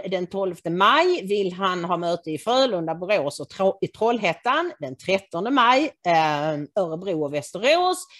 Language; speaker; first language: Swedish; native; Swedish